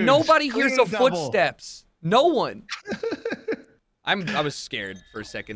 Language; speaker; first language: English; native; English